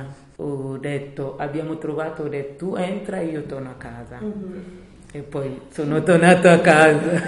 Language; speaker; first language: Italian; non-native, learner; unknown